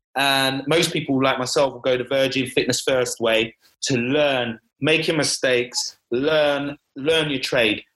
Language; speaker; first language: English; native; English